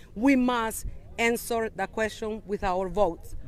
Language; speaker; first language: English; non-native, fluent; Spanish